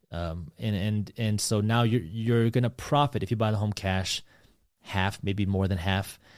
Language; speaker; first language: English; early bilingual, other home language; Punjabi